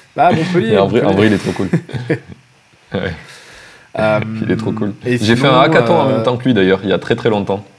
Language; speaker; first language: French; native; French